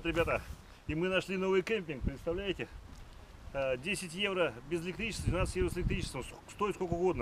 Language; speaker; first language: Russian; native; Russian